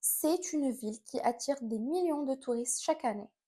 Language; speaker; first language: French; non-native, fluent; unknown